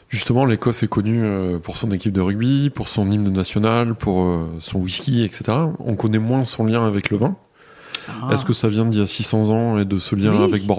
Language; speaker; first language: French; native; French